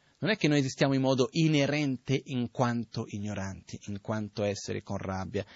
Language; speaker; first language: Italian; non-native, fluent; Portuguese